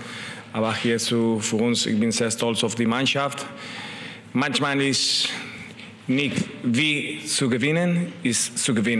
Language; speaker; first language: German; non-native, learner; Spanish